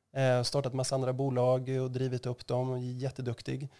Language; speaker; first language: Swedish; native; Swedish